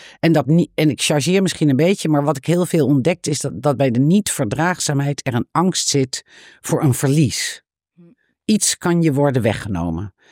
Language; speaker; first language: Dutch; native; Dutch